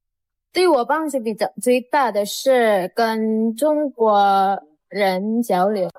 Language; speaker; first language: Chinese; non-native, fluent; Indonesian